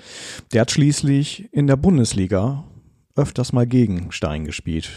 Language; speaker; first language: German; native; German